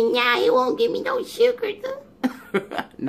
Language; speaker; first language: English; native; English